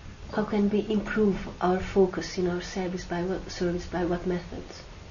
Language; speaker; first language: English; non-native, fluent; Hungarian